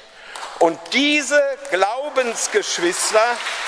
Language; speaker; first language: German; native; German